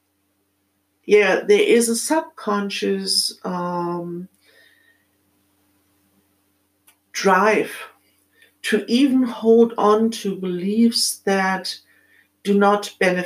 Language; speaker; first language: English; non-native, fluent; German